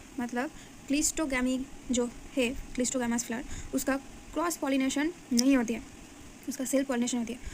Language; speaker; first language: Hindi; non-native, local second language; Bangla